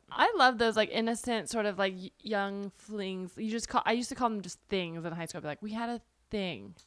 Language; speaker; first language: English; early bilingual, other home language; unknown